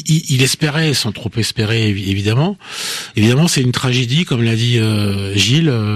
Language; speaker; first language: French; native; French